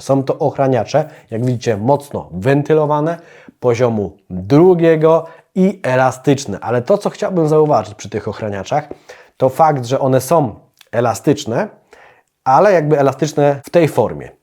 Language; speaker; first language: Polish; native; Polish